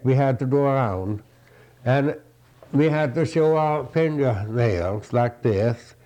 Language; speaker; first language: English; non-native, fluent; Swedish